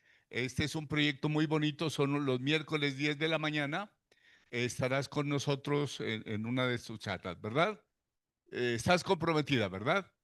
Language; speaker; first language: Spanish; native; Spanish